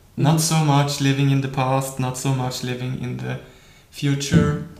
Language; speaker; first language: English; non-native, fluent; Norwegian